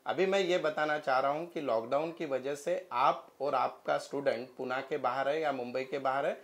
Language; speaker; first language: Hindi; non-native, local second language; Marathi